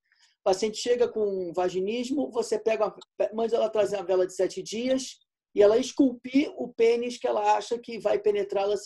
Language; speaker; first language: Portuguese; native; Portuguese